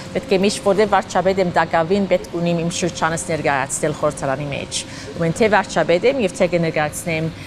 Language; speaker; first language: Armenian; early bilingual, heritage; Armenian